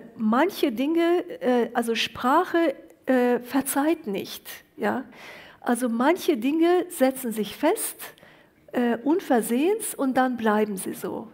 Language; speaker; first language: German; early bilingual, other home language; Turkish